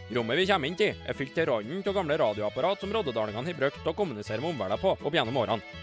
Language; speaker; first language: Norwegian; native; Norwegian